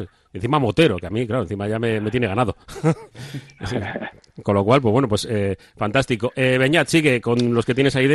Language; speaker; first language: Spanish; native; Spanish